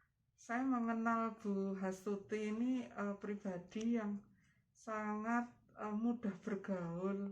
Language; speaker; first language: Indonesian; non-native, local second language; Javanese